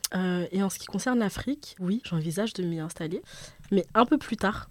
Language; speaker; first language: French; early bilingual, other home language; Bambara